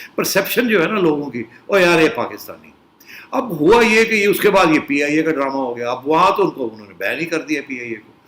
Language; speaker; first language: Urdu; non-native, local second language; Punjabi